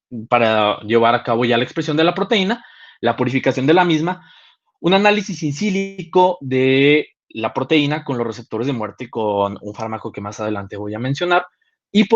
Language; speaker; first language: Spanish; native; Spanish